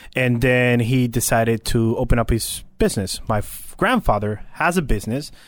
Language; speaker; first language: English; early bilingual, other home language; Spanish